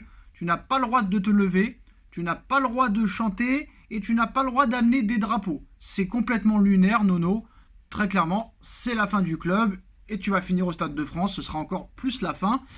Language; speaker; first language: French; native; French